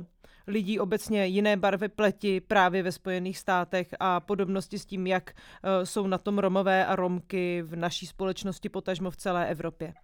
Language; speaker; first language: Czech; native; Czech